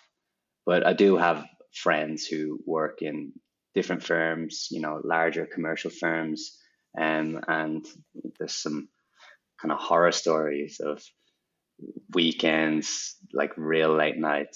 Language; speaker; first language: English; native; English